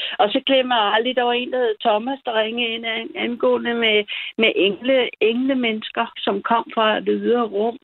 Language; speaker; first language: Danish; early bilingual, other home language; German